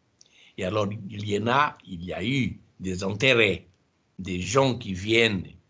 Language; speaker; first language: French; non-native, fluent; Portuguese